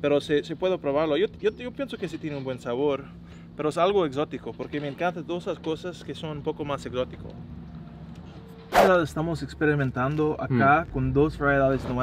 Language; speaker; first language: Spanish; non-native, learner; English